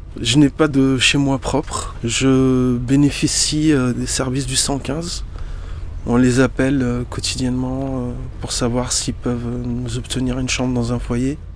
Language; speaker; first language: French; early bilingual, other home language; Arabic